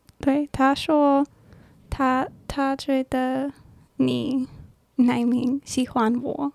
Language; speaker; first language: Chinese; non-native, learner; English